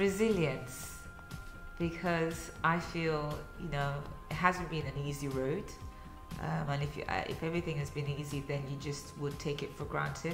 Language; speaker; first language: English; early bilingual, other home language; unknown